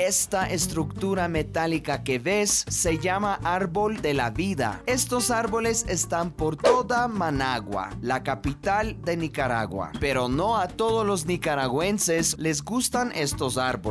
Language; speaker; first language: Spanish; non-native, fluent; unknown